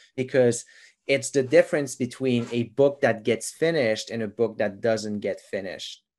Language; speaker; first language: English; non-native, fluent; French